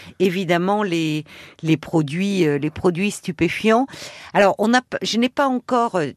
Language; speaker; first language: French; native; French